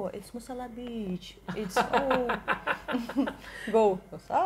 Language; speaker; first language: English; non-native, learner; Russian